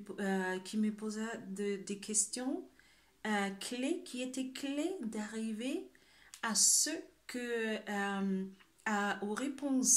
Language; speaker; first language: French; non-native, fluent; Spanish